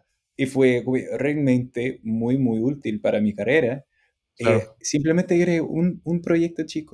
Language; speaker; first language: Spanish; non-native, fluent; English